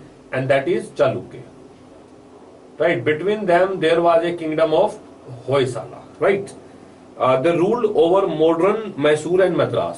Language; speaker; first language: English; non-native, local second language; Hindi